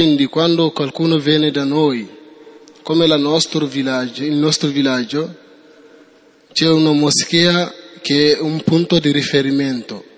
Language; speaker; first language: Italian; non-native, learner; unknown